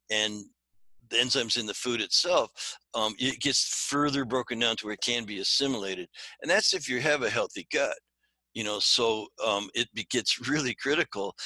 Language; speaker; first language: English; native; English